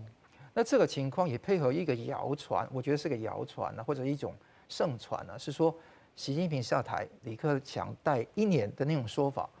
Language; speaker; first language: Chinese; non-native, local second language; Cantonese